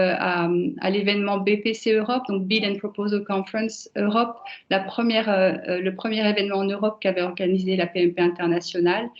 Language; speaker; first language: French; native; French